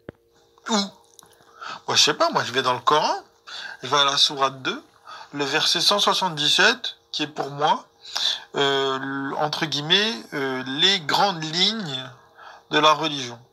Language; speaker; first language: French; native; French